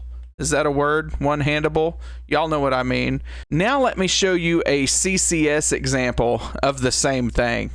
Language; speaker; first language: English; native; English